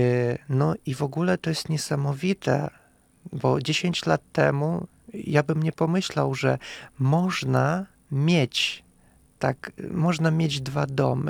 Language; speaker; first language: Polish; non-native, fluent; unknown